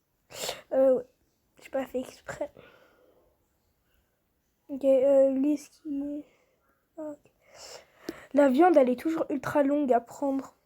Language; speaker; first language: French; native; French